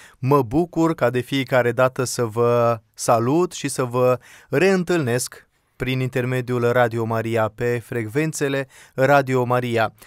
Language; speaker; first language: Romanian; native; Romanian